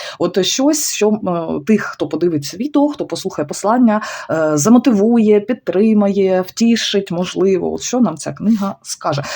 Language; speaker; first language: Ukrainian; non-native, local second language; Russian